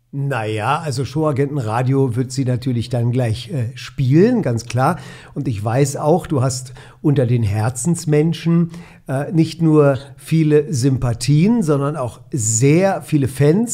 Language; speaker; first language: German; native; German